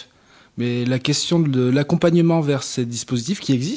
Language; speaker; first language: French; native; French